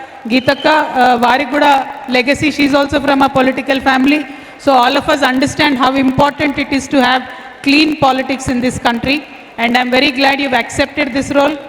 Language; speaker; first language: English; non-native, local second language; Telugu